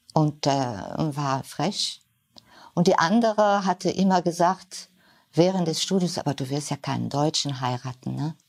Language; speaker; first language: German; non-native, fluent; French